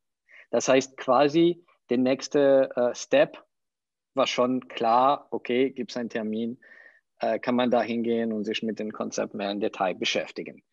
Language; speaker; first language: German; non-native, fluent; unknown